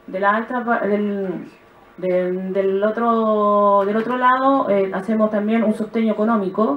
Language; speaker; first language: Spanish; native; Spanish